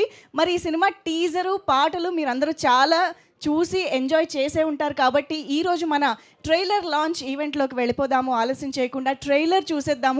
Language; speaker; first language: Telugu; native; Telugu